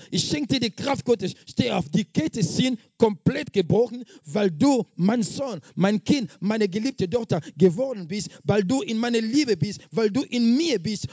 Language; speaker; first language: German; non-native, fluent; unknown